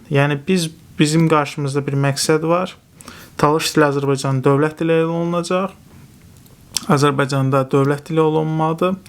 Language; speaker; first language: Azerbaijani; non-native, local second language; Talysh